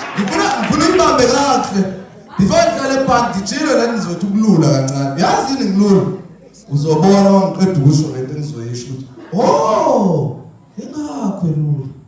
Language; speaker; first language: Zulu; non-native, local second language; Xhosa